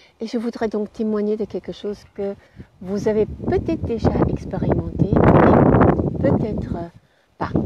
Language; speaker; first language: French; non-native, fluent; German